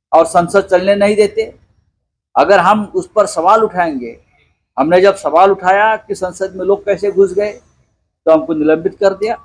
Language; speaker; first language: Hindi; non-native, local second language; Marathi